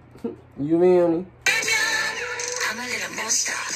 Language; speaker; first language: English; native; English